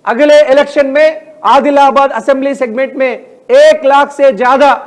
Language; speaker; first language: Hindi; non-native, local second language; Telugu